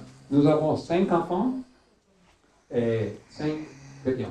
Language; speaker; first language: French; non-native, learner; English